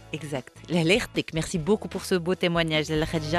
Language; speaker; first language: French; non-native, local second language; Arabic